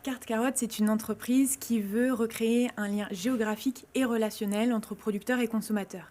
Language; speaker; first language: French; native; French